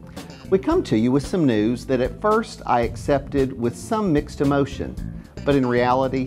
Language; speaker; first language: English; native; English